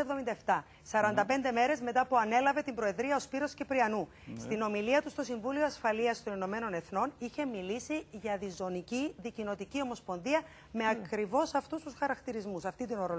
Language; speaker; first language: Greek; native; Greek